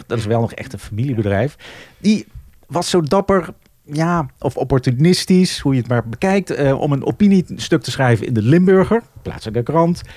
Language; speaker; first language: Dutch; native; Dutch